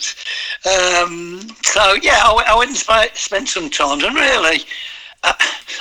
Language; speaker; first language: English; native; English